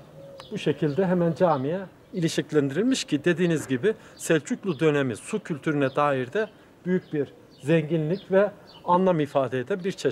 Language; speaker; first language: Turkish; native; Turkish